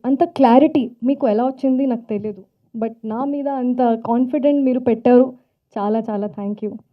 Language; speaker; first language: Telugu; non-native, fluent; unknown